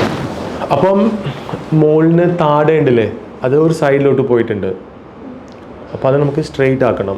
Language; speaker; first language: Malayalam; non-native, local second language; Tamil